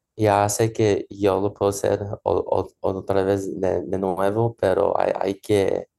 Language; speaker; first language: Spanish; early bilingual, heritage; Spanish